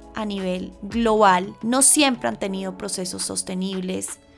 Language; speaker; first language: Spanish; native; Spanish